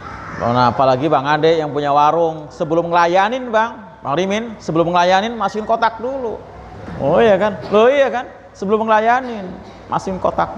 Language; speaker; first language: Indonesian; native; Indonesian